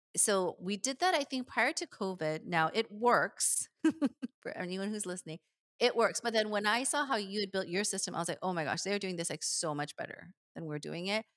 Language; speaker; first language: English; early bilingual, other home language; Korean